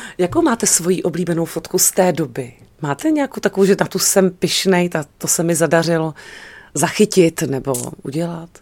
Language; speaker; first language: Czech; native; Czech